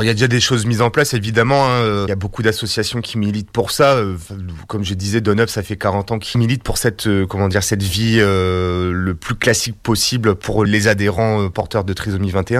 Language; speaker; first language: French; native; French